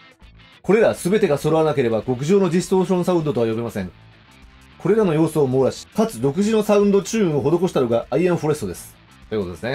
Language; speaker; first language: Japanese; native; Japanese